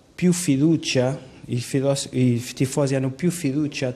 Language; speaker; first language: Italian; non-native, learner; Portuguese